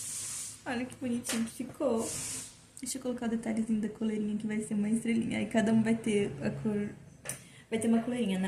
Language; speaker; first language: Portuguese; native; Portuguese